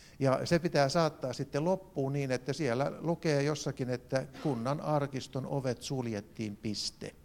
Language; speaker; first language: Finnish; native; Finnish